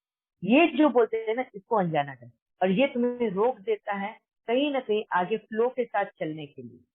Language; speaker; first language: Hindi; native; Hindi